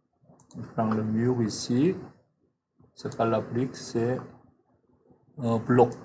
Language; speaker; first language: French; non-native, fluent; Korean